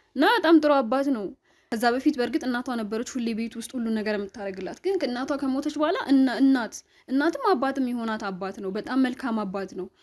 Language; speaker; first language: Amharic; native; Amharic